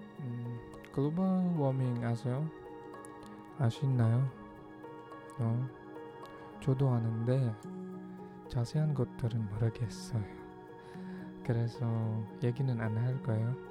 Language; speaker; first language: Korean; non-native, learner; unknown